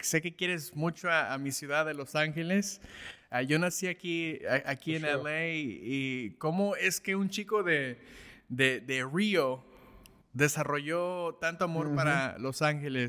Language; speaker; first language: Spanish; early bilingual, heritage; Spanish